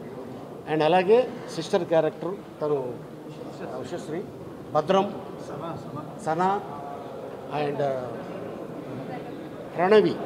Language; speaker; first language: Telugu; native; Telugu